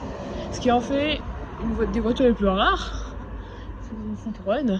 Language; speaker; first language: French; native; French